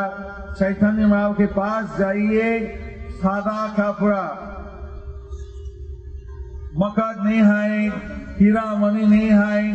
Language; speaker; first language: Hindi; non-native, learner; English